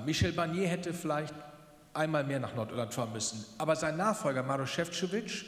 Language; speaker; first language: German; native; German